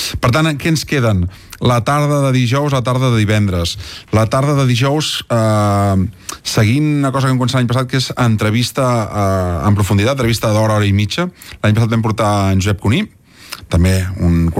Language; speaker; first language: Catalan; native; Catalan